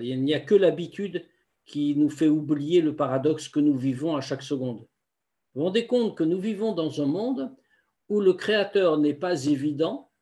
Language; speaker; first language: French; native; French